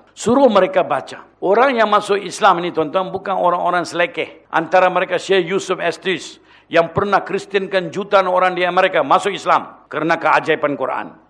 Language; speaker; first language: Malay; non-native, local second language; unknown